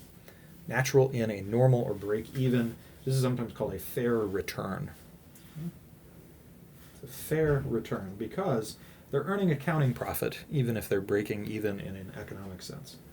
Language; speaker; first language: English; native; English